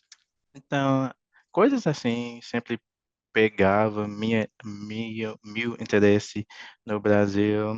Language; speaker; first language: Portuguese; non-native, fluent; English